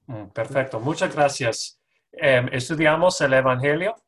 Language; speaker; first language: Spanish; non-native, fluent; English